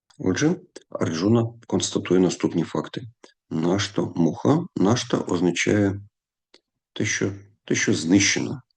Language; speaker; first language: Ukrainian; non-native, local second language; Russian